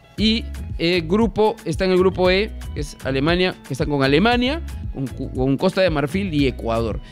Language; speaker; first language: Spanish; native; Spanish